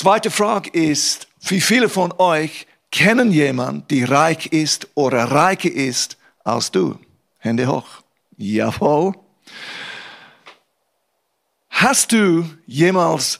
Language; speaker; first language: German; non-native, fluent; English